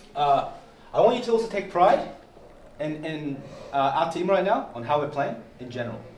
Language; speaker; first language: English; non-native, fluent; Portuguese